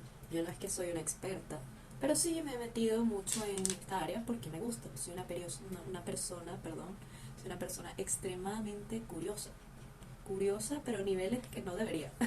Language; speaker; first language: Spanish; native; Spanish